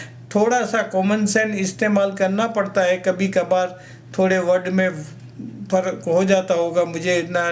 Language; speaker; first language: Hindi; non-native, local second language; Gujarati